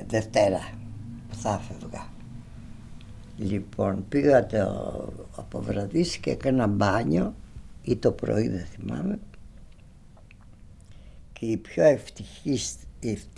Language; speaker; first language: Greek; native; Greek